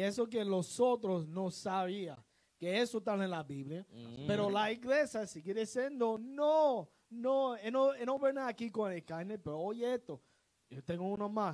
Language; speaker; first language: Spanish; non-native, learner; English